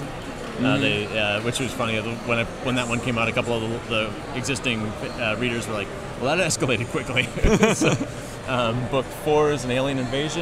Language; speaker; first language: English; native; English